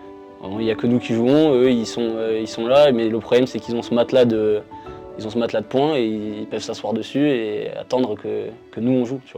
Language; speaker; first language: French; native; French